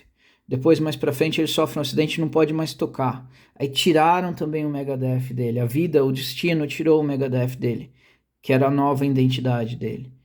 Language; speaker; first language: Portuguese; native; Portuguese